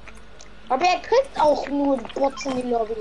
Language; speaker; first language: German; early bilingual, other home language; Macedonian